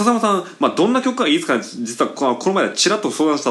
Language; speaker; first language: Japanese; native; Japanese